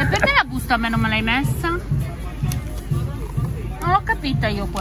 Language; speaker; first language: Italian; native; Italian